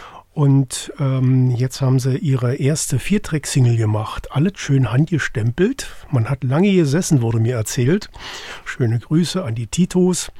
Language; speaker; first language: German; native; German